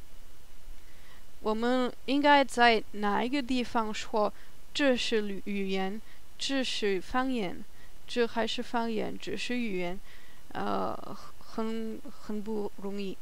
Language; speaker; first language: Chinese; non-native, learner; German